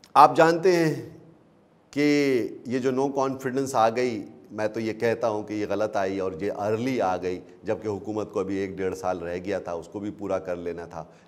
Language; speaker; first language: Urdu; native; Urdu